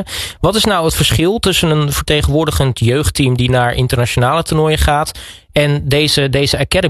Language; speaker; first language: Dutch; native; Dutch